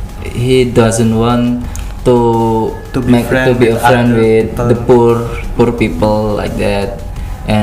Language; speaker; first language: English; non-native, learner; Indonesian